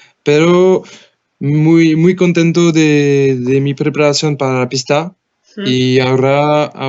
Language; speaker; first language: Spanish; non-native, learner; French